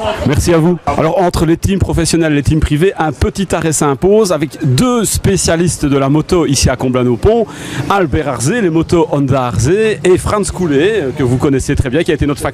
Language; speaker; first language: French; native; French